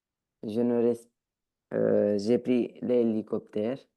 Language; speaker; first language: French; non-native, learner; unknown